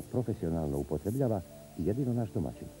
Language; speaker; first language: Croatian; native; Croatian